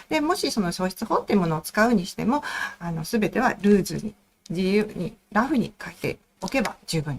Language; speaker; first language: Japanese; native; Japanese